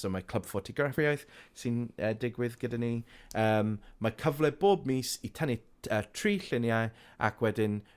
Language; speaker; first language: Welsh; non-native, local second language; English